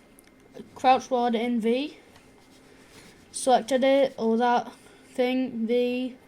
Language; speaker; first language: English; native; English